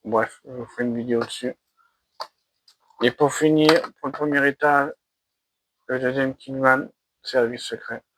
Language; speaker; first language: French; native; French